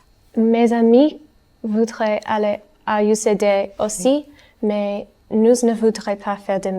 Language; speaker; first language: French; non-native, learner; English